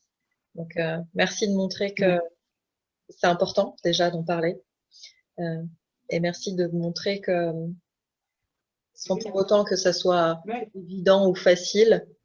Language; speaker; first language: French; native; French